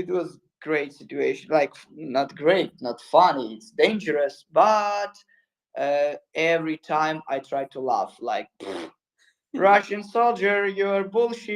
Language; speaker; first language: English; non-native, learner; Ukrainian